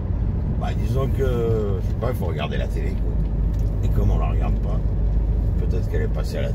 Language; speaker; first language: French; native; French